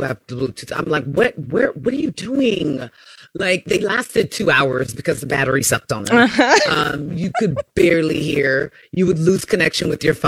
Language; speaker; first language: English; native; English